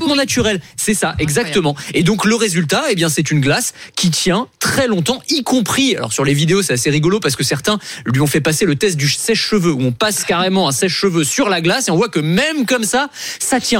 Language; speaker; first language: French; native; French